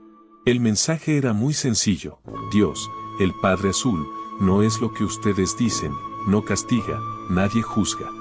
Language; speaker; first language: Spanish; native; Spanish